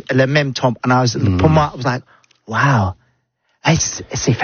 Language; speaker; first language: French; non-native, learner; English